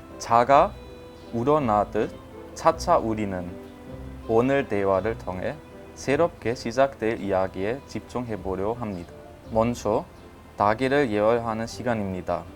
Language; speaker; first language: Korean; non-native, fluent; German